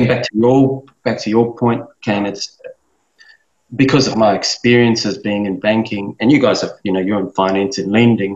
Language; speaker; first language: English; native; English